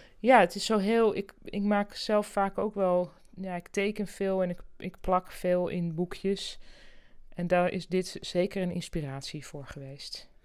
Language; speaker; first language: Dutch; native; Dutch